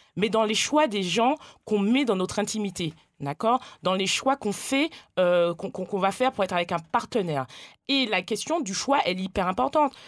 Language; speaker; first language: French; native; French